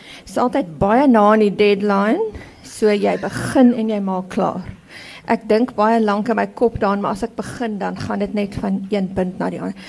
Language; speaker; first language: Afrikaans; native; Afrikaans